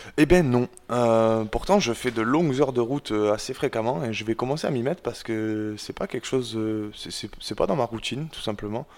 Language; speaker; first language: French; native; French